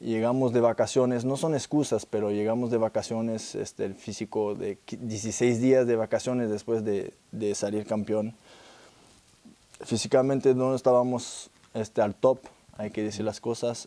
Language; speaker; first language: Spanish; non-native, fluent; French